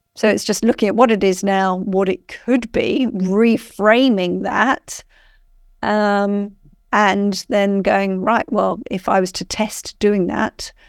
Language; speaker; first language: English; native; English